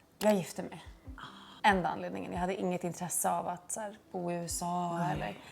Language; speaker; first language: Swedish; early bilingual, heritage; Swedish